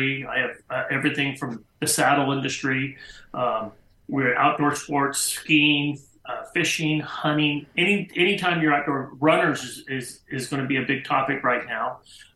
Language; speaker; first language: English; native; English